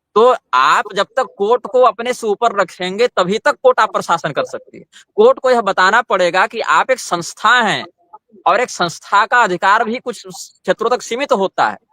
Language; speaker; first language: Hindi; native; Hindi